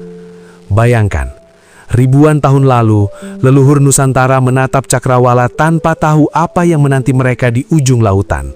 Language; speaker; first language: Indonesian; native; Indonesian